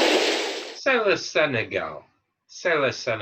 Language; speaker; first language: French; non-native, fluent; English